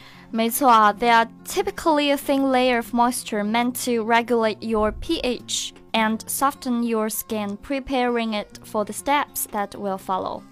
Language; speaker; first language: English; non-native, fluent; Chinese